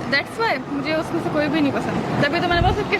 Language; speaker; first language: Hindi; native; Hindi